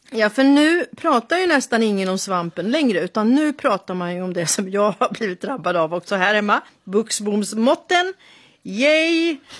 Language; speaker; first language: Swedish; native; Swedish